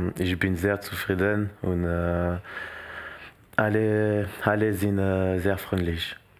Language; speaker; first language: German; non-native, learner; French